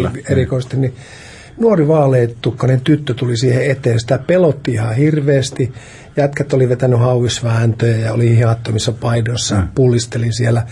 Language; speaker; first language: Finnish; native; Finnish